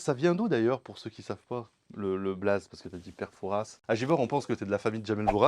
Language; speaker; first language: French; native; French